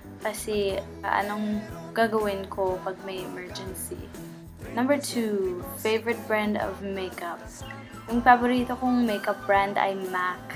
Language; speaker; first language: Filipino; early bilingual, heritage; Filipino